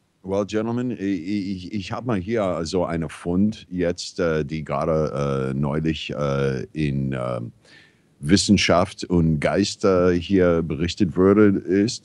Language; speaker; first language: German; non-native, fluent; English